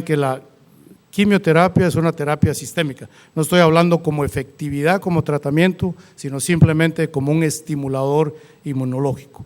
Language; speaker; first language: Spanish; native; Spanish